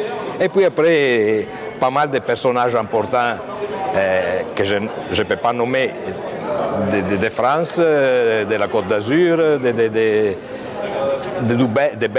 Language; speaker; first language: French; non-native, fluent; Italian